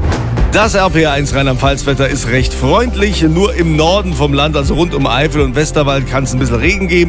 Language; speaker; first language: German; native; German